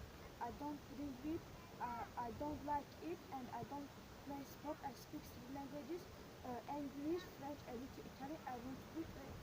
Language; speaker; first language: English; non-native, learner; Tajik